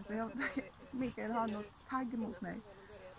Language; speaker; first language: Swedish; non-native, fluent; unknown